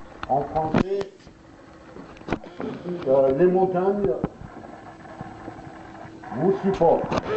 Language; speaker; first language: French; non-native, fluent; Azerbaijani